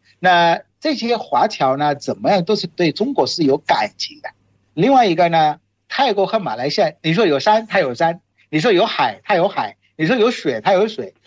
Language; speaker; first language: Chinese; non-native, fluent; Bangla